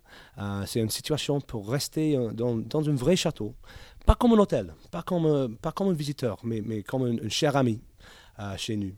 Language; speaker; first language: French; non-native, learner; English